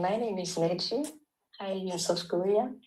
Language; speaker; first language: English; non-native, learner; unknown